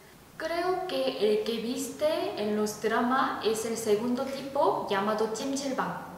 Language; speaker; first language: Spanish; non-native, fluent; Korean